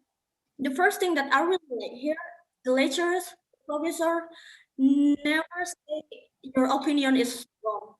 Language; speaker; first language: English; non-native, learner; Indonesian